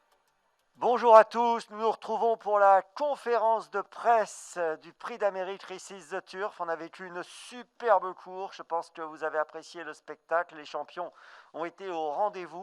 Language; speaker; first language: French; native; French